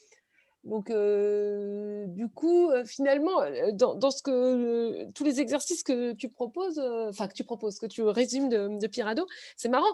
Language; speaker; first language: French; native; French